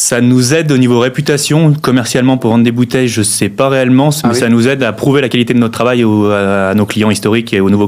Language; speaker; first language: French; native; French